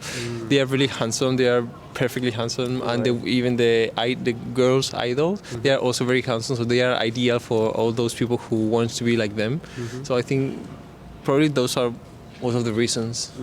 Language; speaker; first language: English; non-native, fluent; Spanish